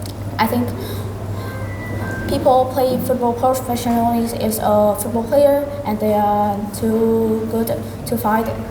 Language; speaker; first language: English; non-native, learner; Vietnamese